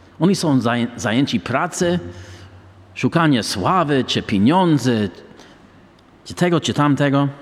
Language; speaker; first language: Polish; non-native, fluent; English